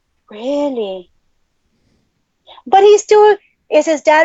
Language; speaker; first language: English; native; English